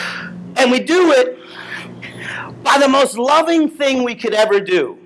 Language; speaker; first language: English; native; English